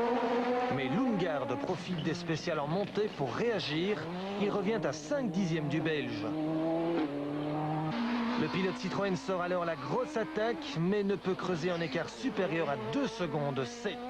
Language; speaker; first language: French; native; French